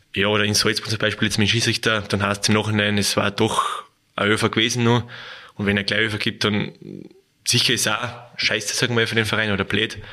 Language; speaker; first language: German; native; German